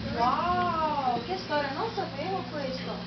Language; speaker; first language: Spanish; non-native, learner; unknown